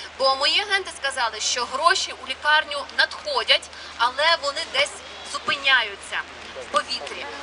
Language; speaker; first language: Ukrainian; native; Ukrainian